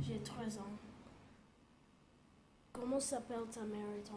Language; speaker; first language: French; non-native, learner; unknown